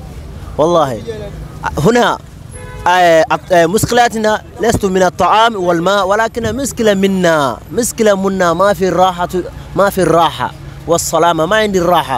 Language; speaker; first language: Arabic; non-native, learner; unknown